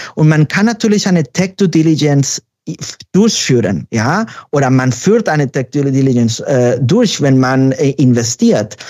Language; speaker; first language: German; non-native, fluent; Spanish